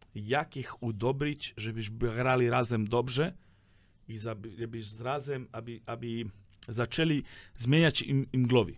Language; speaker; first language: Polish; non-native, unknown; Serbian